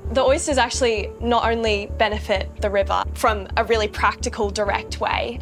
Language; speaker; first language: English; native; English